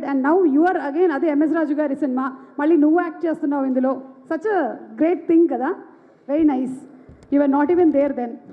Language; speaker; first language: Telugu; native; Telugu